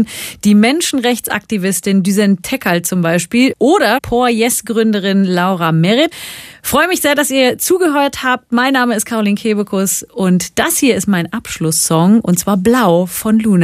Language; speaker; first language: German; native; German